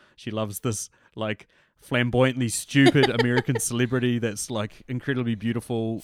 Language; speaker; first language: English; native; English